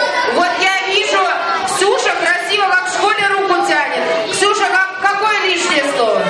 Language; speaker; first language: Russian; native; Russian